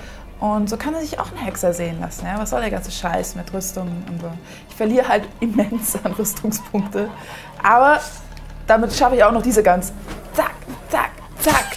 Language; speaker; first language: German; native; German